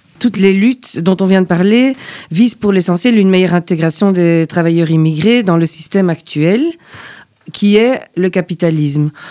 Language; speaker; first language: French; native; French